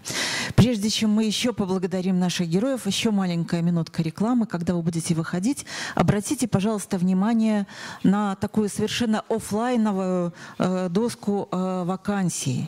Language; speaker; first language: Russian; native; Russian